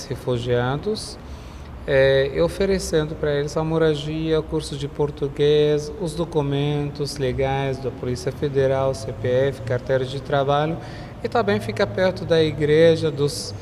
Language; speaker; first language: Portuguese; non-native, fluent; Arabic